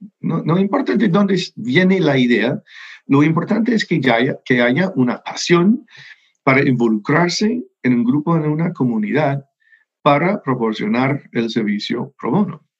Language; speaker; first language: Spanish; non-native, fluent; English